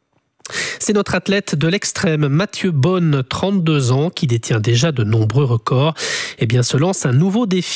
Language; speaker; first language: French; native; French